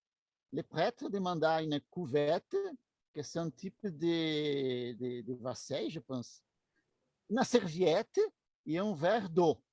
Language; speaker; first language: French; non-native, learner; Portuguese